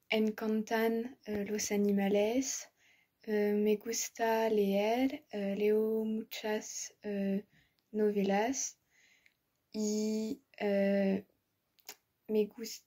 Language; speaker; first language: Spanish; non-native, learner; French